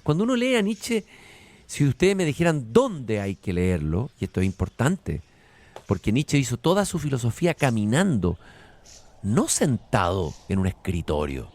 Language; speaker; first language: Spanish; native; Spanish